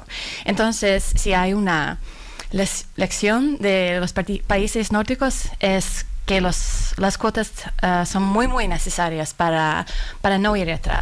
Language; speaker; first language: Spanish; non-native, fluent; Finnish